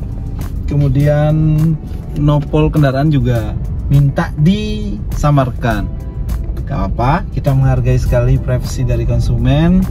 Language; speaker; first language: Indonesian; native; Indonesian